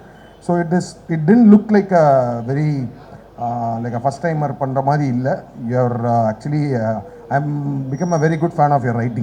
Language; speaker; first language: Tamil; native; Tamil